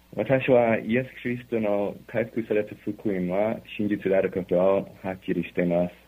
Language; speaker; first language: Japanese; non-native, fluent; English